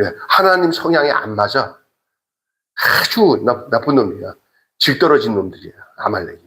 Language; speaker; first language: Korean; native; Korean